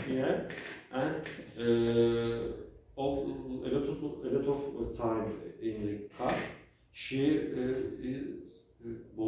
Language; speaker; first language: English; non-native, learner; Turkish